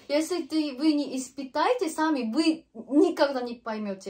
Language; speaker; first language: Russian; non-native, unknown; Korean